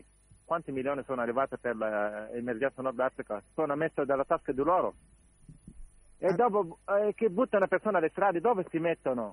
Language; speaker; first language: Italian; non-native, learner; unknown